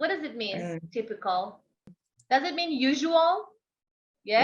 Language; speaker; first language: English; non-native, fluent; Persian